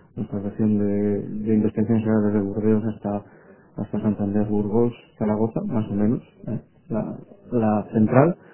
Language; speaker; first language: Spanish; non-native, local second language; Basque